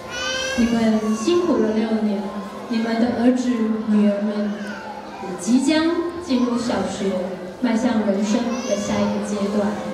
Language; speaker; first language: Chinese; native; Chinese